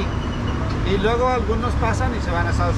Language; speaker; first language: Spanish; native; Spanish